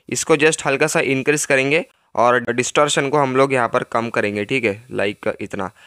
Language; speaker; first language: Hindi; native; Hindi